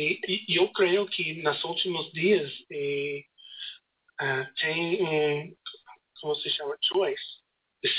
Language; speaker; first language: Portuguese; non-native, learner; English